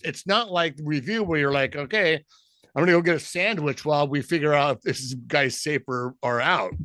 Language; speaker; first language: English; native; English